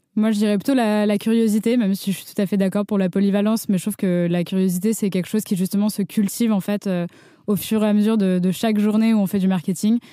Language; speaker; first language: French; native; French